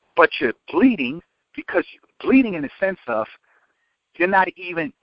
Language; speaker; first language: English; native; English